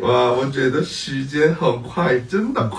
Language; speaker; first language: Chinese; non-native, learner; Turkmen